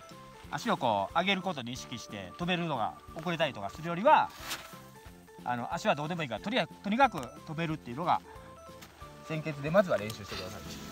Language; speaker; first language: Japanese; native; Japanese